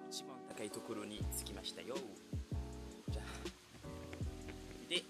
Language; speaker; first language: Japanese; non-native, fluent; French